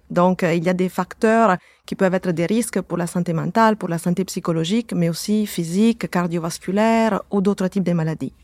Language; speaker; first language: French; native; French